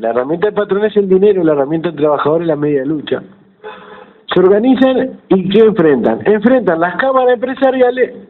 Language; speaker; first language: Spanish; native; Spanish